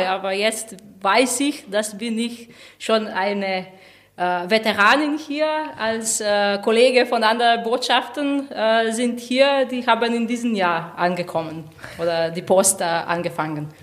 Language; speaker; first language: German; non-native, fluent; Slovenian